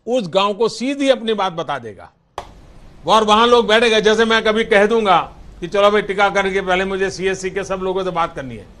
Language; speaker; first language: Hindi; non-native, local second language; Gujarati